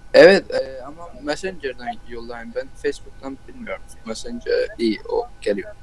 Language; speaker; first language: Turkish; early bilingual, heritage; Turkish